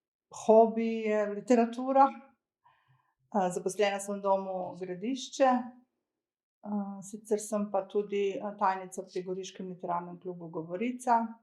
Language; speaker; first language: Slovenian; early bilingual, other home language; Croatian